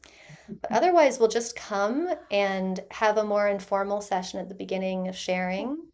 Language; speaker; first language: English; native; English